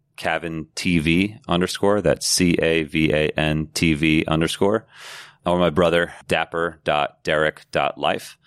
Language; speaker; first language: English; native; English